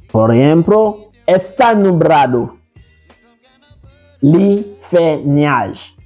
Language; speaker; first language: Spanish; non-native, fluent; Haitian Creole